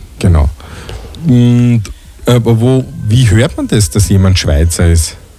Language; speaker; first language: German; native; German